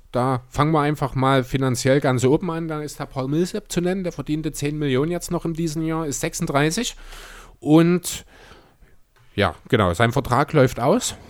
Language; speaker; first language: German; native; German